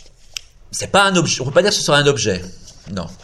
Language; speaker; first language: French; native; French